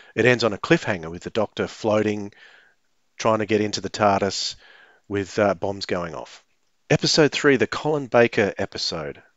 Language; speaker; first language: English; native; English